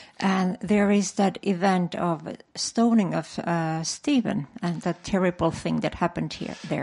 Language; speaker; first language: English; non-native, fluent; Finnish